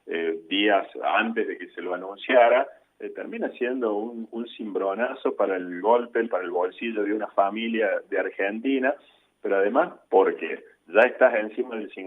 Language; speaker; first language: Spanish; native; Spanish